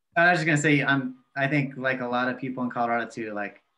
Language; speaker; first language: English; native; English